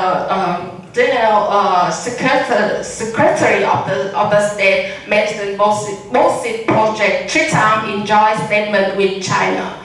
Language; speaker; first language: English; non-native, learner; Vietnamese